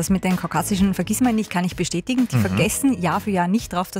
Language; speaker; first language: German; native; German